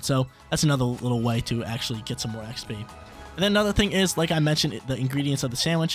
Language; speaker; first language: English; native; English